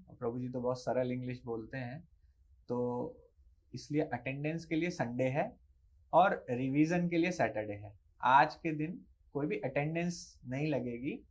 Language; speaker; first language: Hindi; native; Hindi